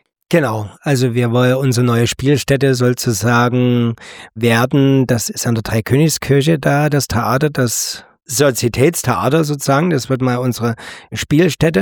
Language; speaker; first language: German; native; German